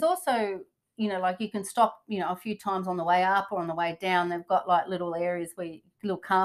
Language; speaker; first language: English; native; English